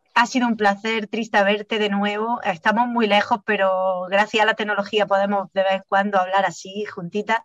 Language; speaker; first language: Spanish; native; Spanish